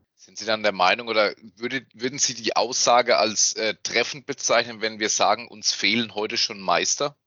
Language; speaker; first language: German; native; German